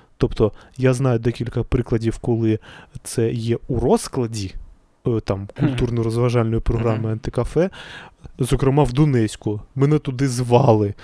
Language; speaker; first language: Ukrainian; native; Ukrainian